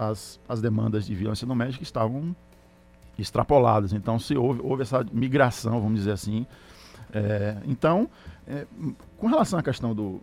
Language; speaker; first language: Portuguese; native; Portuguese